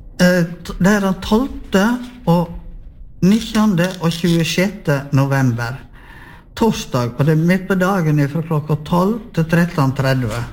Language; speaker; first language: Norwegian; native; Norwegian